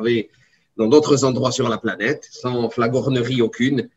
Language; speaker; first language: French; native; French